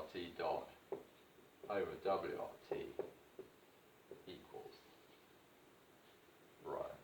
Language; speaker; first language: English; native; English